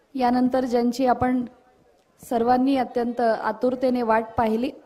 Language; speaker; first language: Hindi; non-native, local second language; Marathi